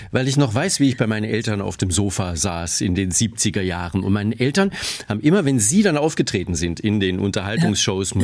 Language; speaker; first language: German; native; German